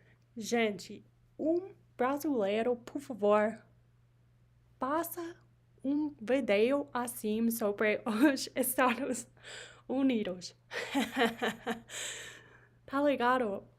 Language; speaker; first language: Portuguese; non-native, learner; English